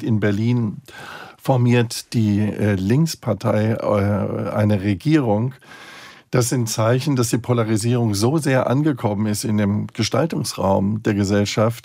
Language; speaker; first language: German; native; German